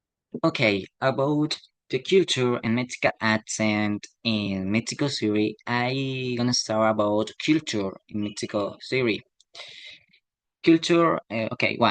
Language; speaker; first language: English; non-native, learner; Spanish